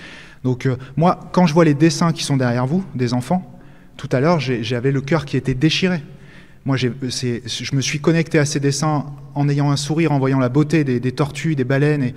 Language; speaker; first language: French; native; French